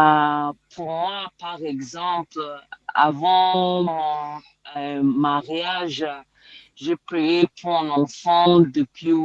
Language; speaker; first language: French; non-native, learner; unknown